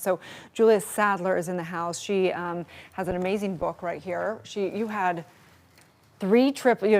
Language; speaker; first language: English; native; English